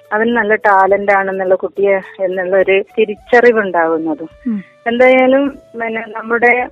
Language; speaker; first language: Malayalam; native; Malayalam